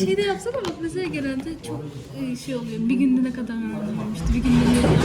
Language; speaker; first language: Turkish; native; Turkish